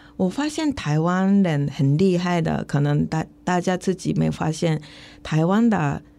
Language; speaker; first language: Chinese; non-native, fluent; Japanese